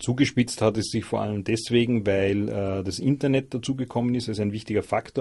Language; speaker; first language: German; native; German